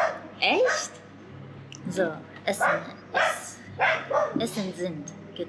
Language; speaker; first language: German; non-native, learner; Japanese